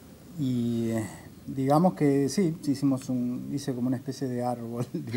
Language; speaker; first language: Spanish; native; Spanish